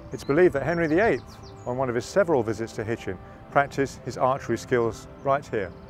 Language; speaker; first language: English; native; English